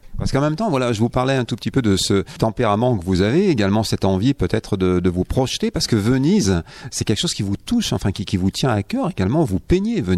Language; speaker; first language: French; native; French